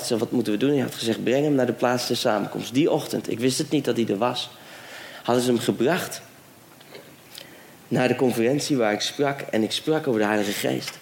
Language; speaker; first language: Dutch; native; Dutch